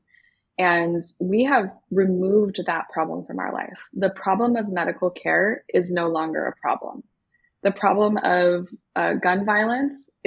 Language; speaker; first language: English; native; English